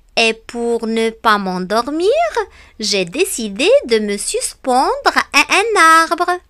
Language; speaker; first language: French; non-native, local second language; Arabic